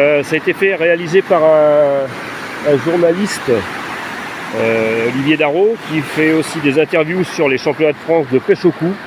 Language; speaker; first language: French; native; French